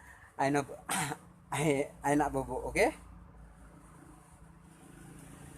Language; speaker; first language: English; non-native, learner; Achinese